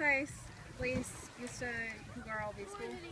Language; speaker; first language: Spanish; non-native, learner; English